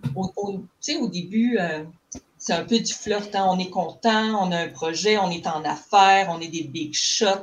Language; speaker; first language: French; native; French